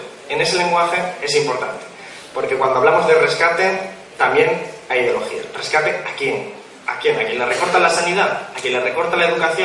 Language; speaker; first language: Spanish; native; Spanish